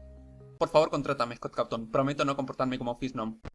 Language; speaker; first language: Spanish; native; Spanish